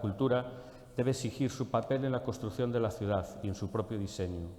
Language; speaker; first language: Spanish; native; Spanish